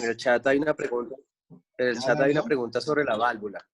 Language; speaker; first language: Spanish; native; Spanish